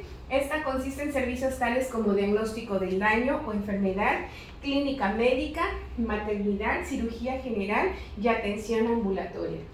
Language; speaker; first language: Spanish; native; Spanish